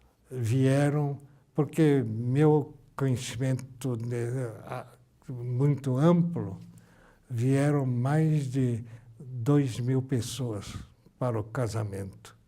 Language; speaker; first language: Portuguese; early bilingual, other home language; Japanese